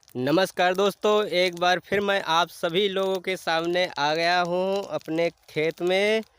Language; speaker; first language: Hindi; native; Hindi